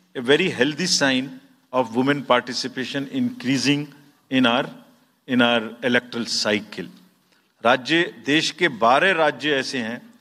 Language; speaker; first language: Hindi; native; Hindi